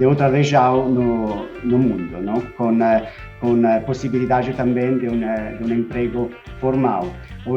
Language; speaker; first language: Portuguese; non-native, fluent; Spanish